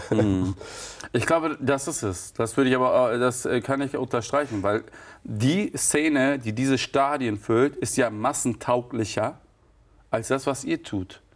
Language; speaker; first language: German; early bilingual, other home language; Turkish